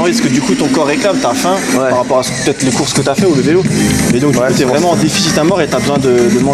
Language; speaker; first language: French; native; French